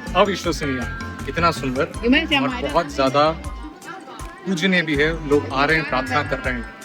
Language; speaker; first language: Hindi; non-native, local second language; Bangla